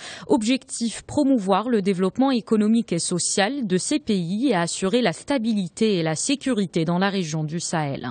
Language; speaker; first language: French; non-native, local second language; Arabic